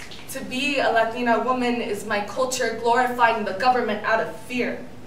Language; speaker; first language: English; early bilingual, other home language; Spanish